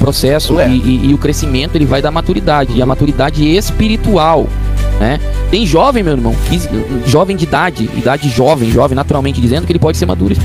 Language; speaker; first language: Portuguese; native; Portuguese